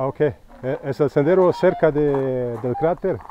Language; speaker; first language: Spanish; non-native, learner; English